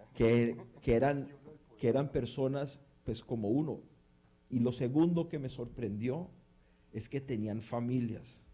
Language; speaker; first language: Spanish; early bilingual, heritage; Spanish